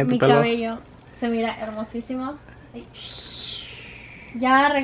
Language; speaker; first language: Spanish; native; Spanish